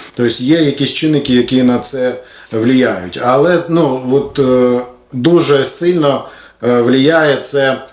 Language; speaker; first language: Ukrainian; non-native, local second language; Russian